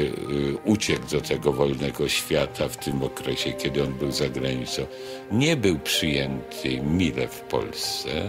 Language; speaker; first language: Polish; native; Polish